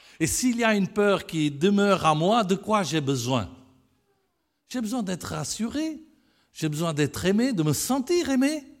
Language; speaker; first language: French; non-native, fluent; Italian